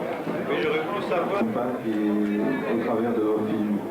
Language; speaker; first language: French; native; French